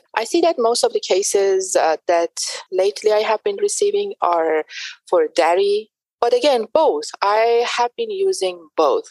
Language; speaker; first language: English; non-native, fluent; Persian